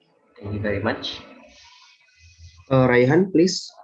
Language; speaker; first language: English; non-native, learner; Indonesian